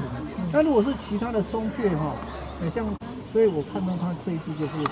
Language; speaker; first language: Chinese; native; Chinese